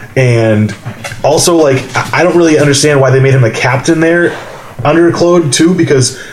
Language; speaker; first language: English; native; English